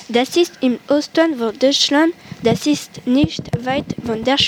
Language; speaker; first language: German; non-native, learner; French